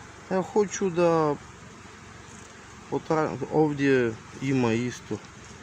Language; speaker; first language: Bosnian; non-native, learner; Russian